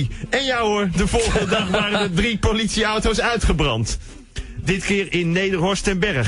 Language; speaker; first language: Dutch; native; Dutch